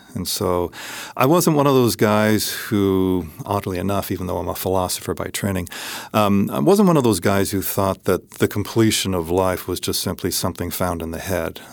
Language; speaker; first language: English; native; English